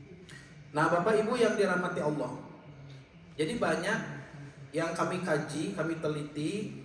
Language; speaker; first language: Indonesian; native; Indonesian